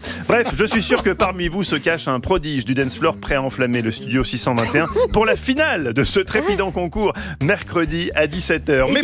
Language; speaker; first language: French; native; French